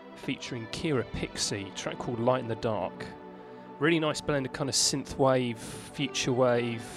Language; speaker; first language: English; native; English